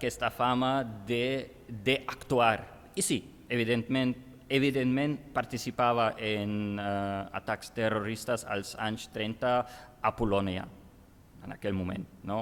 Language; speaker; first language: Catalan; non-native, fluent; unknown